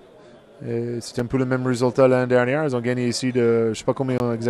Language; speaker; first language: French; non-native, fluent; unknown